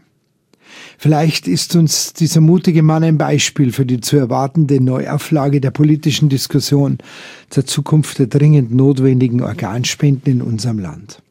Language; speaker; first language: German; native; German